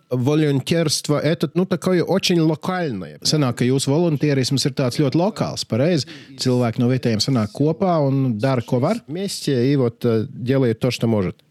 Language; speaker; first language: Latvian; native; Latvian